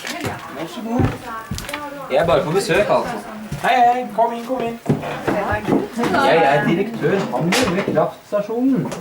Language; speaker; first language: Norwegian; native; Norwegian